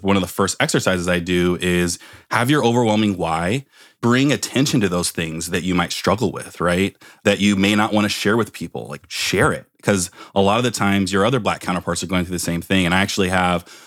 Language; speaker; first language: English; native; English